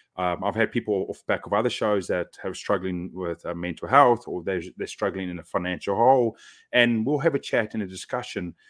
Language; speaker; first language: English; native; English